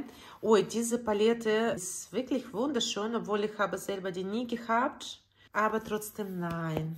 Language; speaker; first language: German; non-native, learner; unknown